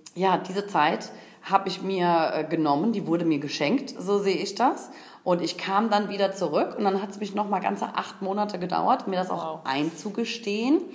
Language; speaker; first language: German; native; German